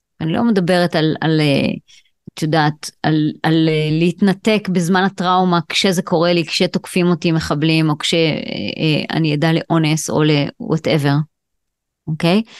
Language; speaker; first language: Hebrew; native; Hebrew